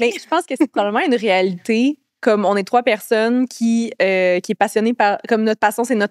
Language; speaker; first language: French; native; French